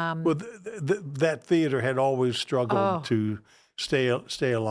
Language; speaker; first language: English; native; English